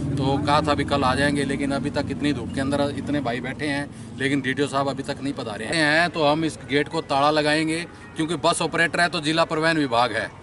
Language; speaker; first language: Hindi; native; Hindi